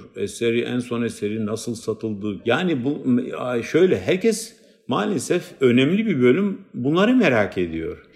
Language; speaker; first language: Turkish; non-native, local second language; Kurdish